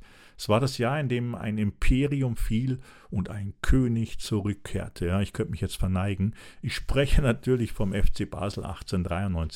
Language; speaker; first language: German; native; German